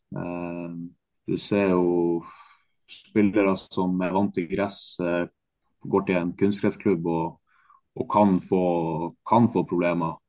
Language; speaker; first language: Norwegian; native; Norwegian